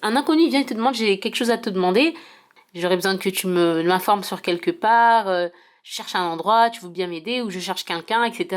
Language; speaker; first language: French; early bilingual, heritage; French